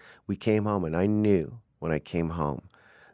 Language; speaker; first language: English; native; English